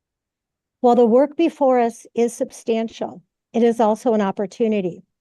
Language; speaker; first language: English; native; English